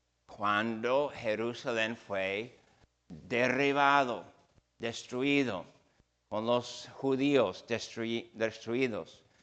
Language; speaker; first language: Spanish; non-native, fluent; English